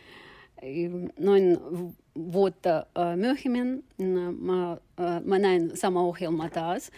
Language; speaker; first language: Finnish; non-native, learner; Turkish